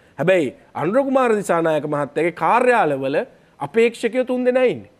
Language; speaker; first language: Sinhala; native; Sinhala